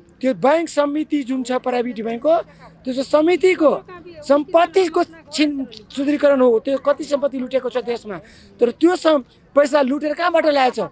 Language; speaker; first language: Nepali; non-native, local second language; Maithili